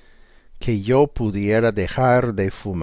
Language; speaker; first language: Spanish; non-native, fluent; English